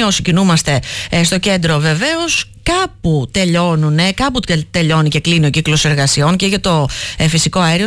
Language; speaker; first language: Greek; native; Greek